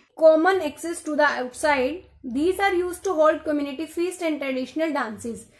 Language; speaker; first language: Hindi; non-native, local second language; Gujarati